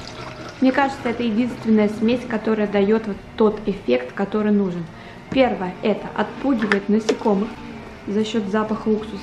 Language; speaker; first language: Russian; native; Russian